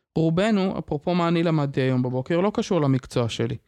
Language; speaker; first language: Hebrew; native; Hebrew